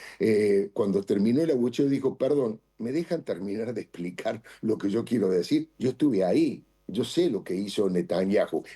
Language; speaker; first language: Spanish; native; Spanish